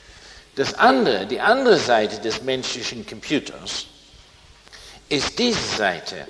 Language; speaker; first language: German; non-native, fluent; English